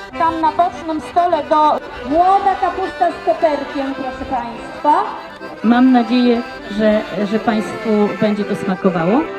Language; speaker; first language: Polish; native; Polish